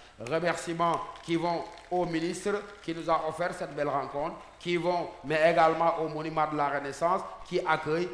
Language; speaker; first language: French; non-native, local second language; Wolof